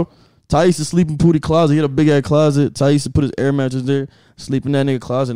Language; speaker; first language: English; native; English